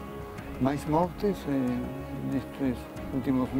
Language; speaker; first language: Portuguese; non-native, fluent; Spanish